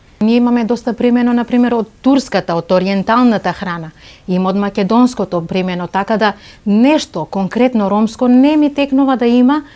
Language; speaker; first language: Macedonian; non-native, local second language; Romany